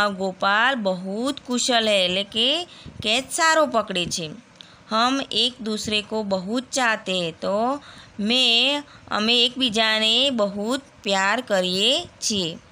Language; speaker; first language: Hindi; non-native, local second language; Gujarati